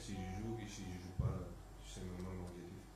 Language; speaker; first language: French; non-native, fluent; Spanish